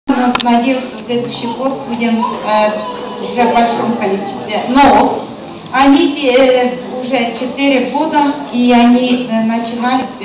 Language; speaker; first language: Russian; non-native, fluent; Estonian